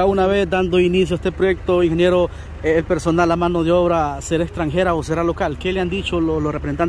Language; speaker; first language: Spanish; native; Spanish